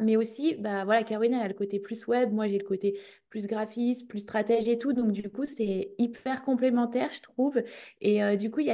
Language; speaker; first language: French; native; French